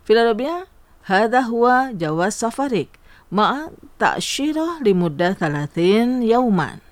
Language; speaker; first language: Arabic; non-native, fluent; Indonesian